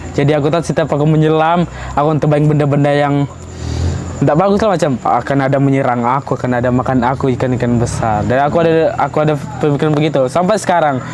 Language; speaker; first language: Malay; early bilingual, other home language; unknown